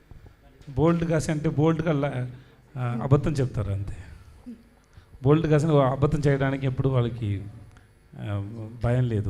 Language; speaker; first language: Telugu; non-native, learner; Tamil